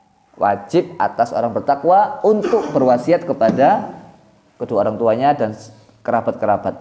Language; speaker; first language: Indonesian; non-native, local second language; Javanese